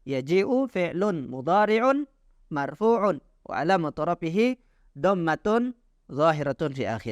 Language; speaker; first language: Arabic; non-native, fluent; Indonesian